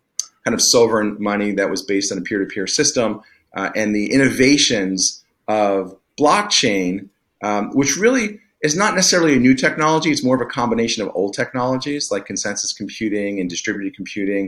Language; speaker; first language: English; native; English